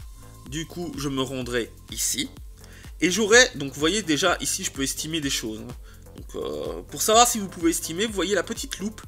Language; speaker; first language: French; native; French